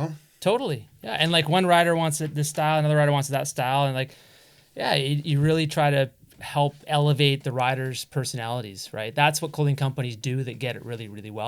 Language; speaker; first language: English; native; English